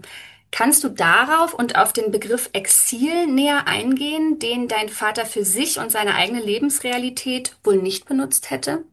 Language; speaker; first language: German; native; German